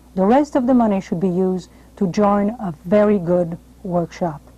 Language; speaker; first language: English; non-native, fluent; French